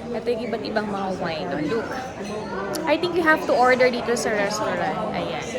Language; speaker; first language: Filipino; native; Filipino